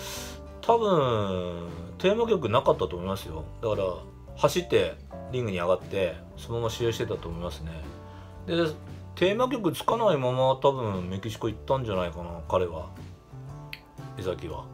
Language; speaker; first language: Japanese; native; Japanese